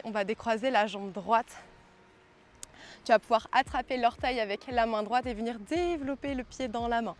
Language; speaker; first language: French; native; French